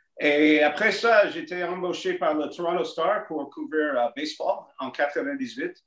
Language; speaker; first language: French; non-native, local second language; English